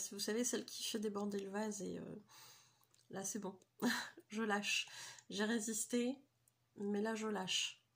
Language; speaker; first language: French; native; French